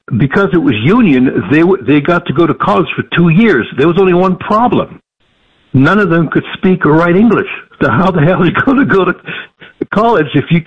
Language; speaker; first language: English; early bilingual, other home language; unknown